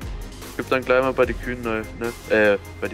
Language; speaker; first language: German; native; German